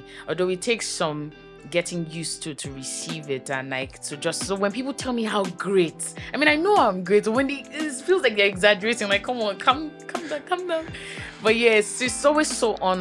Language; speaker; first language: English; non-native, local second language; Yoruba